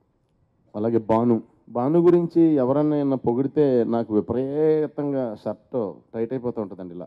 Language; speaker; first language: Telugu; native; Telugu